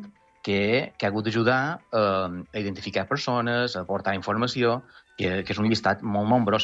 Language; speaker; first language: Catalan; native; Catalan